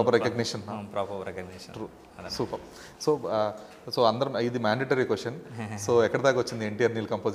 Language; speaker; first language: Telugu; native; Telugu